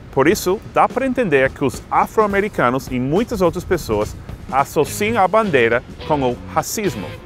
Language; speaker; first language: Portuguese; non-native, fluent; English